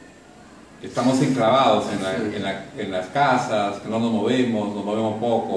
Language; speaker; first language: Spanish; native; Spanish